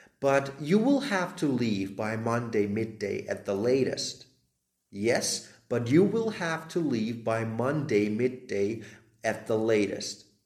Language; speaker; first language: English; non-native, fluent; Slovak